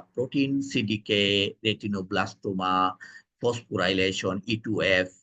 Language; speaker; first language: English; non-native, local second language; Bangla